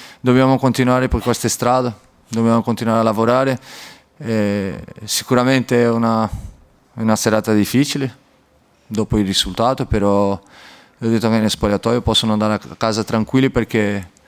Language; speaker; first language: Italian; non-native, fluent; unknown